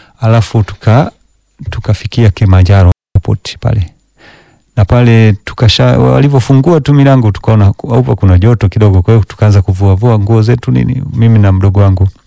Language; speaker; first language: Swahili; early bilingual, other home language; Danish